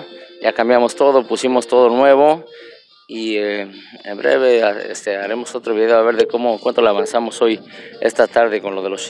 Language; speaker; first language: Spanish; native; Spanish